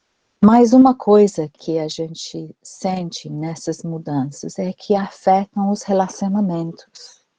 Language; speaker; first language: Portuguese; non-native, fluent; English